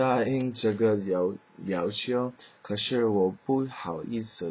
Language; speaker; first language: Chinese; non-native, learner; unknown